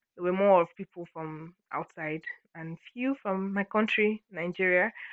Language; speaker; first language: English; non-native, local second language; Ibibio